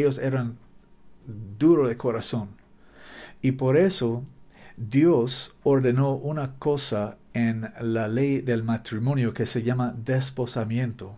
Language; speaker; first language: Spanish; non-native, learner; English